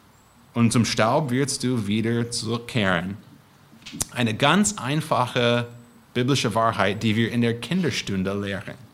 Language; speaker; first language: German; non-native, fluent; English